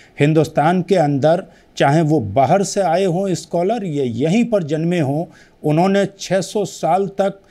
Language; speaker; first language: Hindi; native; Hindi